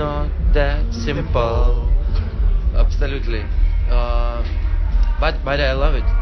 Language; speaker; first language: English; non-native, learner; Russian